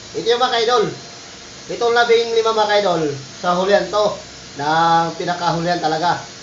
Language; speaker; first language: Filipino; non-native, local second language; Cebuano